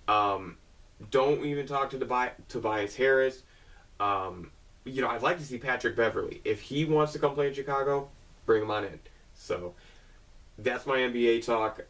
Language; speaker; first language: English; native; English